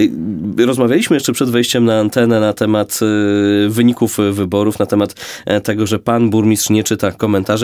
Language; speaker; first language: Polish; native; Polish